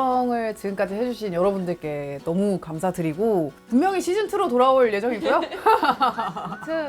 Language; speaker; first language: Korean; native; Korean